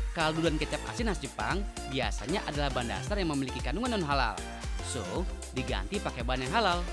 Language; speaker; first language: Indonesian; native; Indonesian